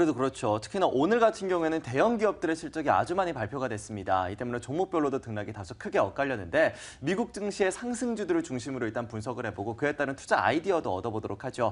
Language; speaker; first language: Korean; native; Korean